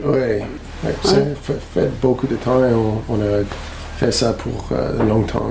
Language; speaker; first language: French; non-native, learner; English